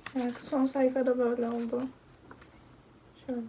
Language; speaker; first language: Turkish; native; Turkish